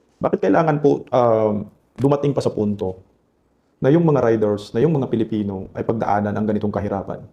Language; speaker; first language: Filipino; non-native, local second language; Cebuano